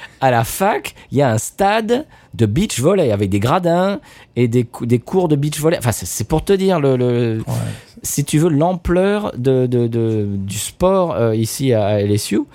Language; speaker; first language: French; native; French